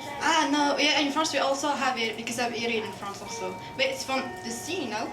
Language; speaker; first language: English; non-native, fluent; French